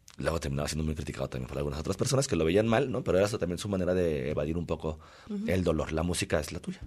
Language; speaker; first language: Spanish; native; Spanish